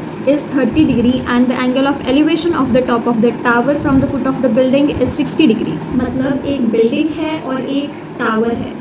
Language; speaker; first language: Hindi; native; Hindi